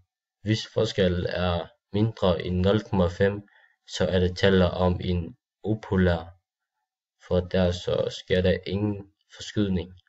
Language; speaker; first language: Danish; non-native, learner; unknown